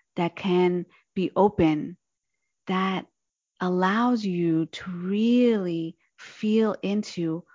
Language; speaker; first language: English; native; English